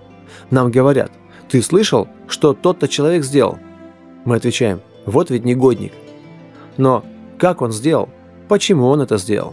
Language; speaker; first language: Russian; native; Russian